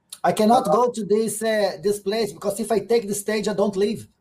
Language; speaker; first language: English; non-native, fluent; Portuguese